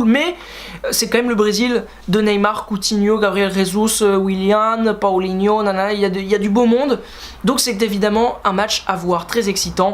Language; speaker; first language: French; native; French